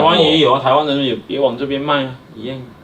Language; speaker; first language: Chinese; native; Chinese